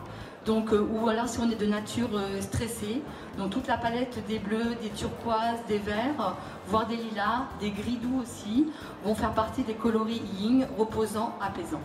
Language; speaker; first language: French; native; French